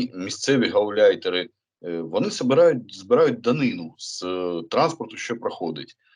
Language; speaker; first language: Ukrainian; native; Ukrainian